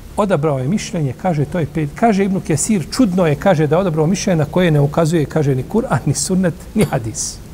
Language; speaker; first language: Bosnian; native; Bosnian